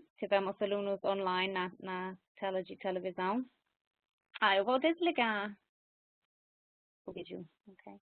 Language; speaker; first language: Portuguese; non-native, fluent; English